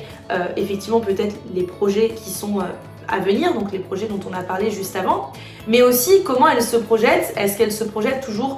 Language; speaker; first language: French; native; French